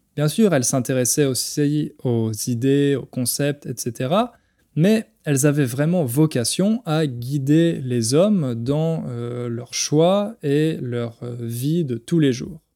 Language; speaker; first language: French; native; French